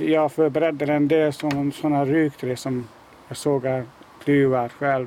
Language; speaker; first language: Swedish; non-native, fluent; Hungarian